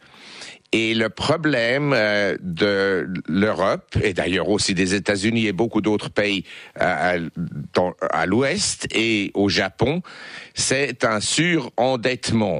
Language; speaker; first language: French; non-native, local second language; Swiss German